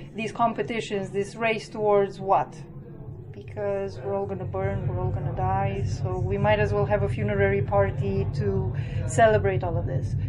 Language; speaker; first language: English; non-native, fluent; Romanian